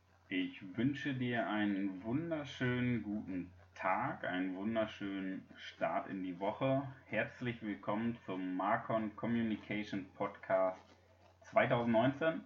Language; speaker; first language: German; native; German